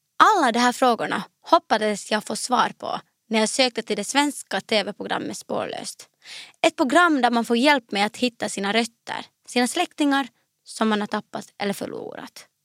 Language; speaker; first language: Swedish; native; Swedish